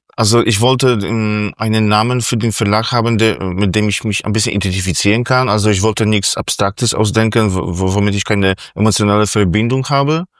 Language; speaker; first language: German; non-native, fluent; Polish